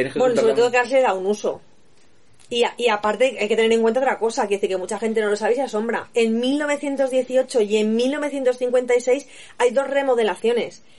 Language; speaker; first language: Spanish; native; Spanish